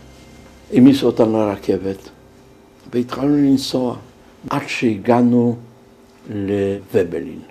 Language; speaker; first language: Hebrew; non-native, fluent; Polish